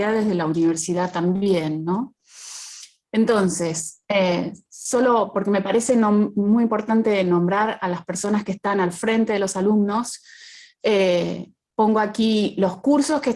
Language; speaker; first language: Spanish; native; Spanish